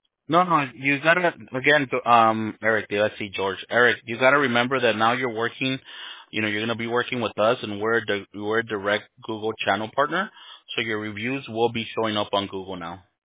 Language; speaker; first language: English; early bilingual, other home language; Spanish